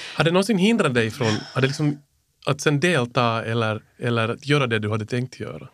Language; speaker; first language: Swedish; native; Swedish